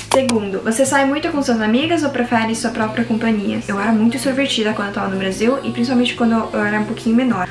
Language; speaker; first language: Portuguese; native; Portuguese